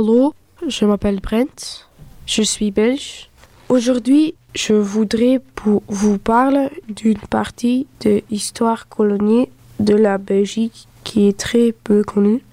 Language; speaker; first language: French; non-native, local second language; Dutch